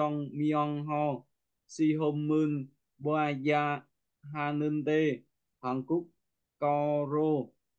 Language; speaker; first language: Korean; non-native, learner; Vietnamese